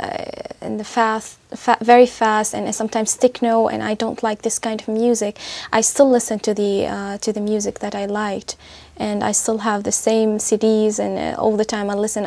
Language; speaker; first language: English; non-native, fluent; Arabic